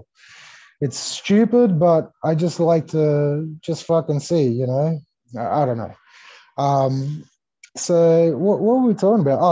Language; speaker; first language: English; early bilingual, other home language; Greek